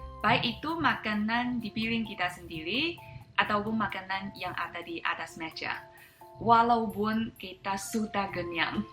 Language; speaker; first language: Indonesian; non-native, fluent; Chinese